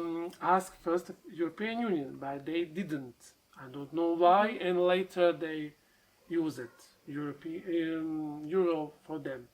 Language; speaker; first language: English; non-native, learner; Serbian